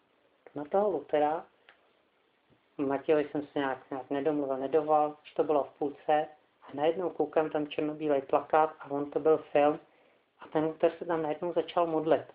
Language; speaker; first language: Czech; native; Czech